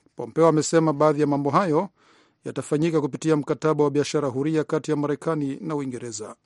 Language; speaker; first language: Swahili; non-native, local second language; Rundi